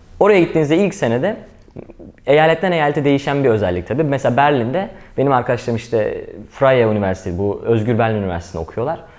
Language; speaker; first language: Turkish; native; Turkish